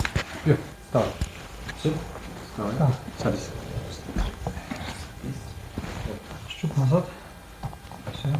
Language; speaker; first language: Russian; non-native, learner; Tajik